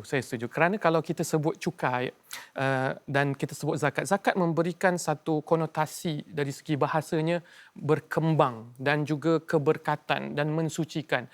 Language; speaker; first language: Malay; native; Malay